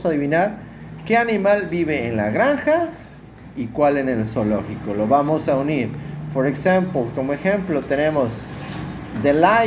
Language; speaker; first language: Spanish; native; Spanish